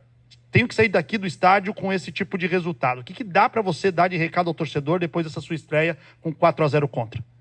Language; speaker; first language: Portuguese; native; Portuguese